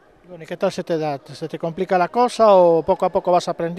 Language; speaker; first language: Spanish; native; Spanish